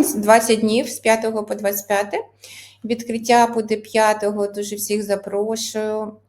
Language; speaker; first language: Ukrainian; native; Ukrainian